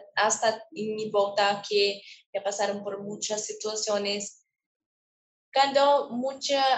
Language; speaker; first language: Spanish; non-native, learner; Portuguese